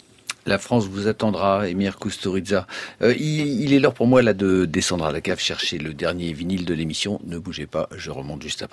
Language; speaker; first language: French; native; French